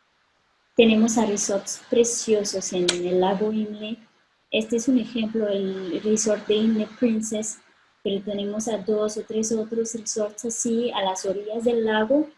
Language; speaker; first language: Spanish; non-native, fluent; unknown